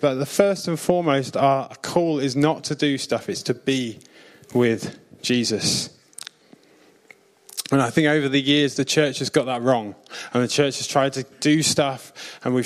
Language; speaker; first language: English; native; English